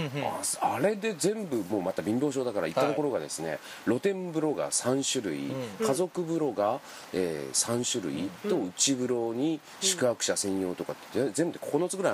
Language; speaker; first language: Japanese; native; Japanese